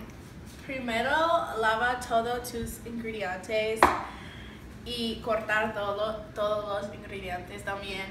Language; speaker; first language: Spanish; non-native, learner; English